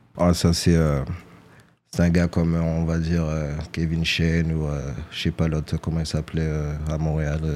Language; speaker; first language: French; native; French